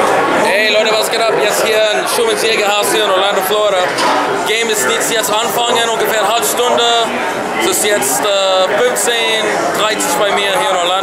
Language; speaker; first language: German; non-native, learner; English